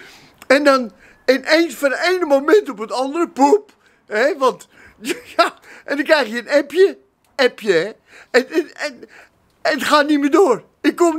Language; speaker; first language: Dutch; native; Dutch